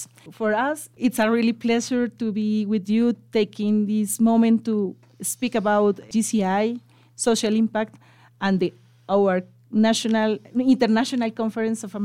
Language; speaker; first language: English; non-native, local second language; Spanish